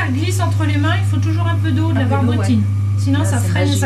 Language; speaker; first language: French; native; French